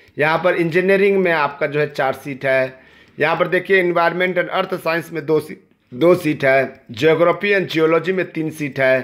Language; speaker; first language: Hindi; native; Hindi